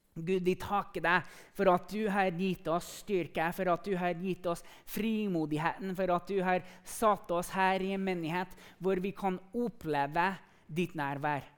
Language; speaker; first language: Norwegian; non-native, fluent; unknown